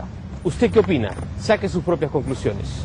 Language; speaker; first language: Spanish; native; Spanish